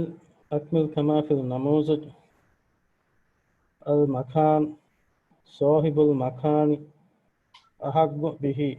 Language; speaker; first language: Arabic; non-native, learner; Divehi